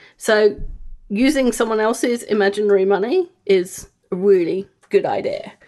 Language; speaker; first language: English; native; English